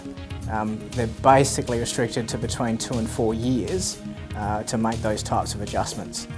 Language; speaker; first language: English; native; English